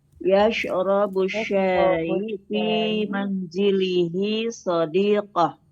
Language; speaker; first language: Arabic; non-native, learner; Indonesian